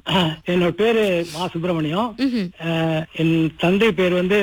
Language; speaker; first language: Tamil; early bilingual, heritage; Tamil